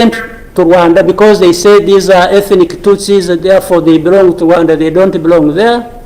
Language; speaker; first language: English; non-native, local second language; Kinyarwanda